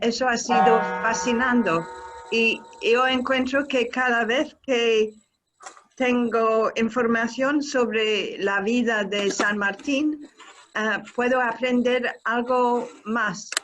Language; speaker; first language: Spanish; non-native, fluent; English